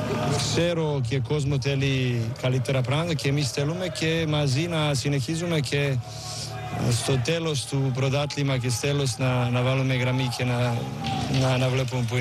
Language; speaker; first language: Greek; non-native, learner; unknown